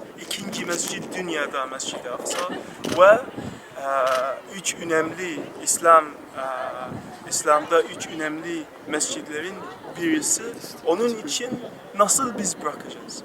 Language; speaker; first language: Turkish; non-native, learner; Arabic